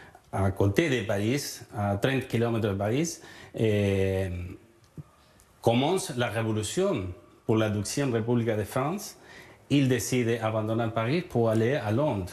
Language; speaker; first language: French; non-native, learner; Spanish